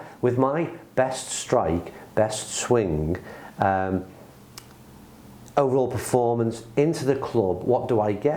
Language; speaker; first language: English; native; English